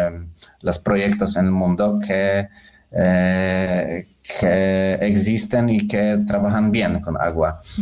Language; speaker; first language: Spanish; non-native, fluent; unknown